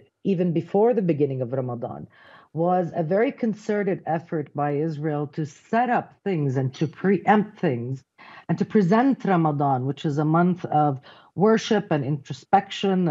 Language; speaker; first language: English; non-native, fluent; Arabic